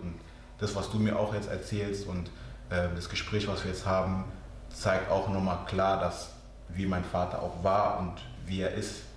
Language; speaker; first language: German; early bilingual, other home language; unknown